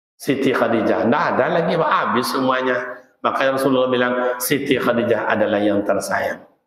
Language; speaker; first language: Malay; native; Malay